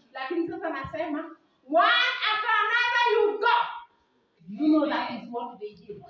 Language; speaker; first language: English; non-native, local second language; Swahili